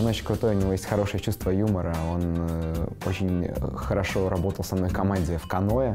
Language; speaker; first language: Russian; native; Russian